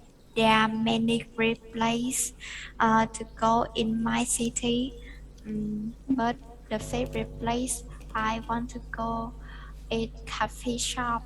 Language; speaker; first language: English; non-native, learner; Vietnamese